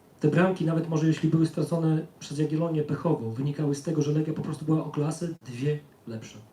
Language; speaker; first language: Polish; native; Polish